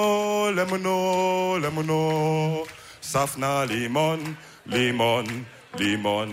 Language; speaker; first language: German; early bilingual, other home language; Wolof